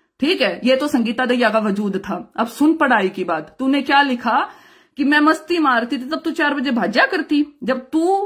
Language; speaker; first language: Hindi; native; Hindi